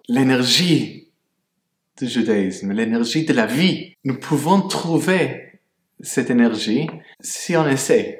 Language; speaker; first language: French; non-native, fluent; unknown